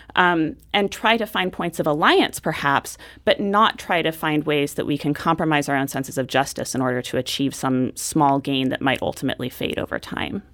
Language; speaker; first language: English; native; English